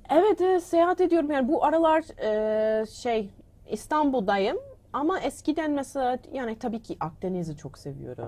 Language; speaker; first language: Turkish; non-native, learner; English